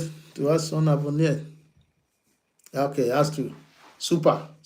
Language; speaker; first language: German; non-native, learner; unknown